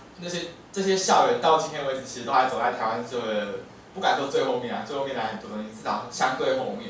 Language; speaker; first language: Chinese; native; Chinese